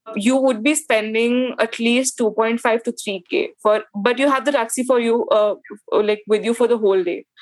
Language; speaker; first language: English; non-native, local second language; Hindi